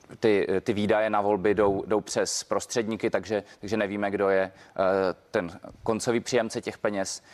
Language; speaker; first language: Czech; native; Czech